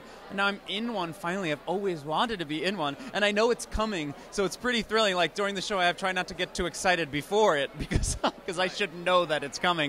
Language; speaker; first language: English; native; English